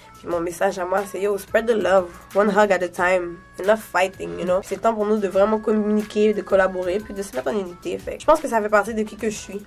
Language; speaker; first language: French; early bilingual, heritage; French